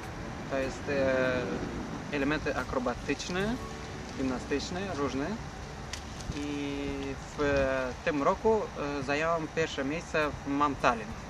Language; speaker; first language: Polish; non-native, learner; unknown